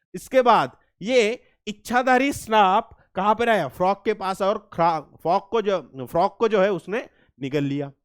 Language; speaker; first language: Hindi; non-native, local second language; Marathi